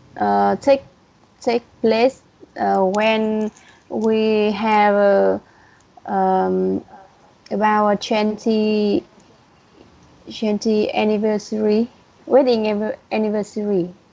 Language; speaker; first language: English; non-native, learner; Vietnamese